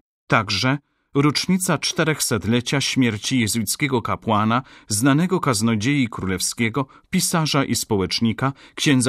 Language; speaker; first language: Polish; native; Polish